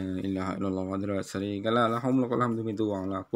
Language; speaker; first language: Arabic; non-native, learner; Indonesian